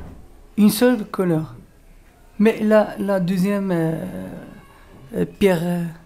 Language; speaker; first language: French; non-native, local second language; Arabic